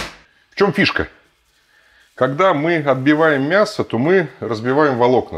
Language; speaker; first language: Russian; native; Russian